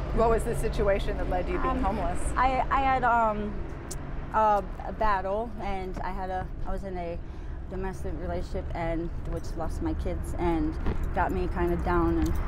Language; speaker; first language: English; native; English